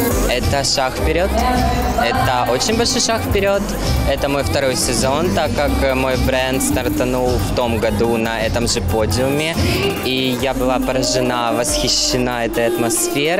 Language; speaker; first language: Russian; native; Russian